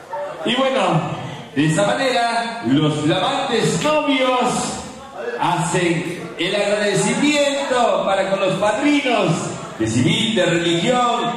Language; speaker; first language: Spanish; native; Spanish